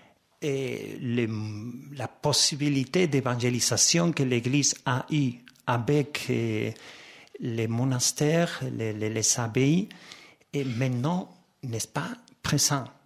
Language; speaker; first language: French; non-native, fluent; Spanish